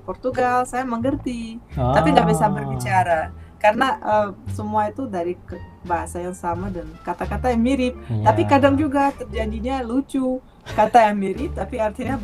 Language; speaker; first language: Indonesian; non-native, fluent; Russian